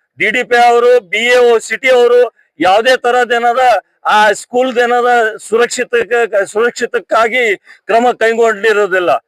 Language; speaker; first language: Kannada; non-native, local second language; Urdu